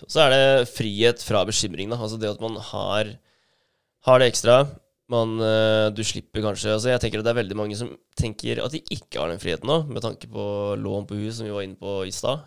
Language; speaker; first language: Norwegian; native; Norwegian